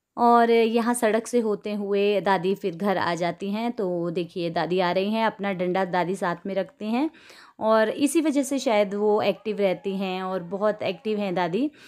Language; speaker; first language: Hindi; non-native, local second language; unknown